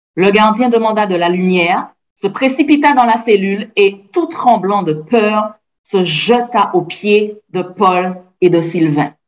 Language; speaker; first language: French; native; French